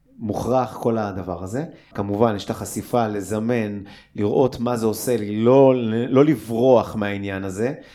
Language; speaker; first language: Hebrew; native; Hebrew